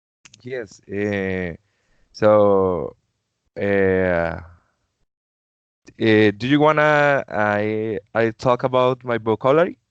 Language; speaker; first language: English; non-native, learner; Spanish